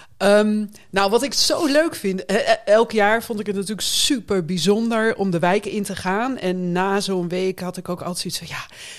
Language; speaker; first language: Dutch; native; Dutch